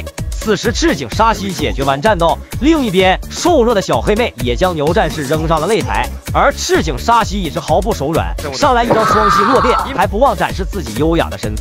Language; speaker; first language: Chinese; native; Chinese